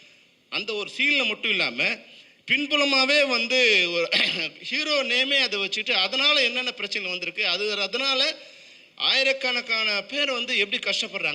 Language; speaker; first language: Tamil; native; Tamil